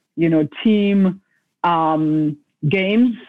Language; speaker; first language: English; non-native, local second language; Shona